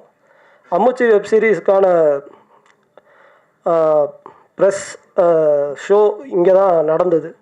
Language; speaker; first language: Tamil; native; Tamil